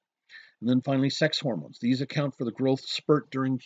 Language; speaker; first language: English; native; English